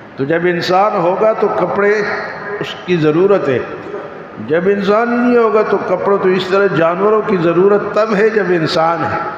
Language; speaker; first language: Urdu; non-native, local second language; Pashto